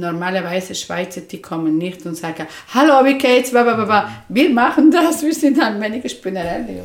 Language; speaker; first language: German; non-native, learner; Spanish